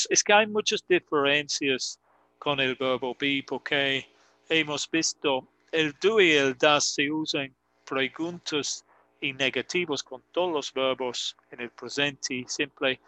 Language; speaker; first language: Spanish; non-native, fluent; English